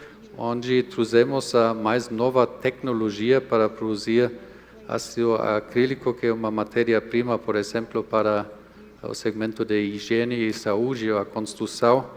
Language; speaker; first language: Portuguese; non-native, fluent; German